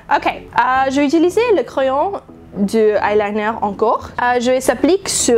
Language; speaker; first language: French; non-native, learner; English